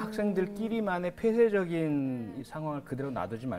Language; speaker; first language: Korean; native; Korean